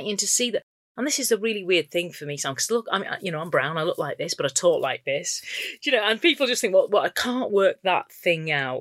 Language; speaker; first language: English; native; English